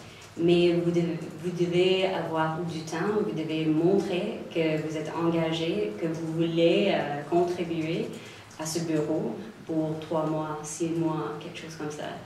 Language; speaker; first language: French; non-native, local second language; English